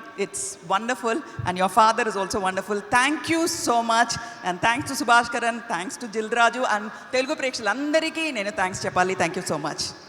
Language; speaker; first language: English; non-native, local second language; Tamil